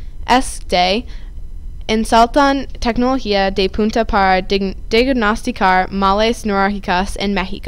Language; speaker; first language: Spanish; non-native, learner; English